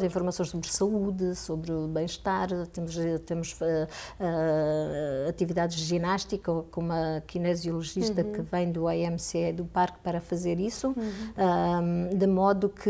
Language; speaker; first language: Portuguese; native; Portuguese